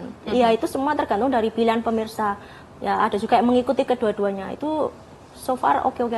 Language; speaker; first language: Indonesian; native; Indonesian